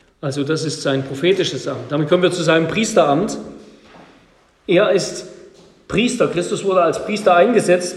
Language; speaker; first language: German; native; German